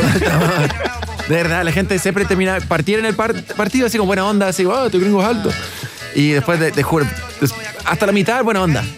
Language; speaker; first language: Spanish; non-native, fluent; English